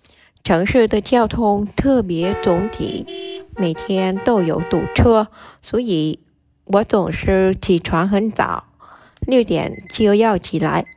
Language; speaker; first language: Chinese; non-native, learner; Vietnamese